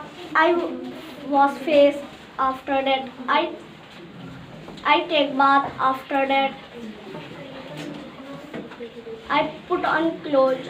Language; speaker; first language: English; non-native, learner; Hindi